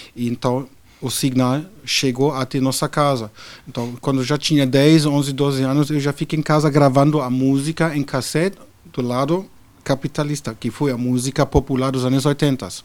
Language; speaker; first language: Portuguese; non-native, fluent; German